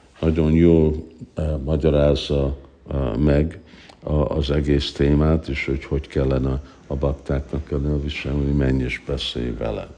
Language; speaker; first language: Hungarian; early bilingual, heritage; Hungarian